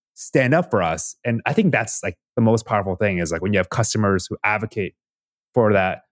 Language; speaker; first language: English; early bilingual, other home language; Korean